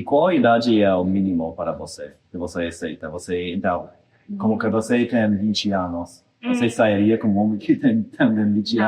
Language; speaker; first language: Portuguese; non-native, fluent; English